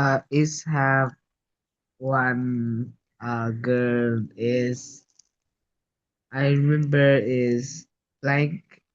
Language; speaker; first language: English; non-native, learner; Vietnamese